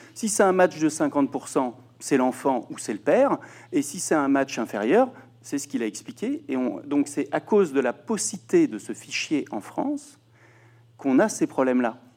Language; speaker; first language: French; native; French